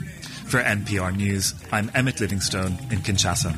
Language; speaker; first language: English; native; English